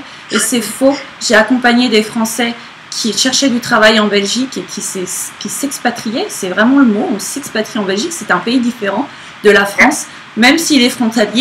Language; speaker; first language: French; native; French